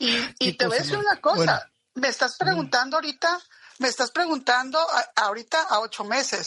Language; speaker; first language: Spanish; native; Spanish